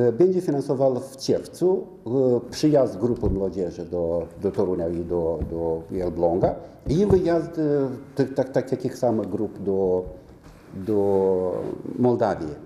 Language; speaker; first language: Polish; non-native, fluent; Romanian